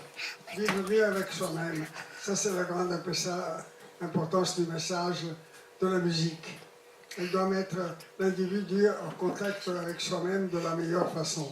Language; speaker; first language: French; non-native, fluent; Italian